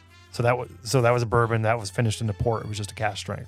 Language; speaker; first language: English; native; English